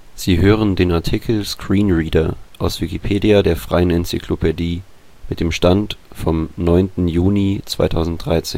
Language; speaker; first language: German; native; German